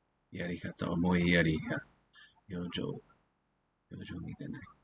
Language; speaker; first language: Japanese; non-native, fluent; English